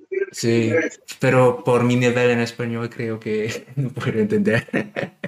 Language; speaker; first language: Spanish; non-native, learner; German